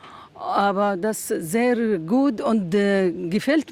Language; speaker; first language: German; non-native, learner; Arabic